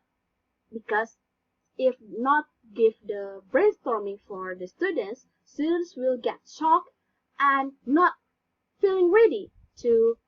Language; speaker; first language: English; non-native, learner; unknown